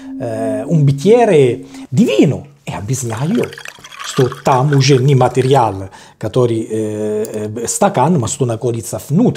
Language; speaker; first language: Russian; non-native, learner; Italian